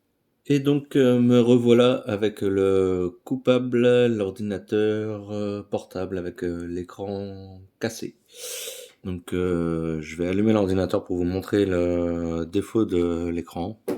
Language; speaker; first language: French; native; French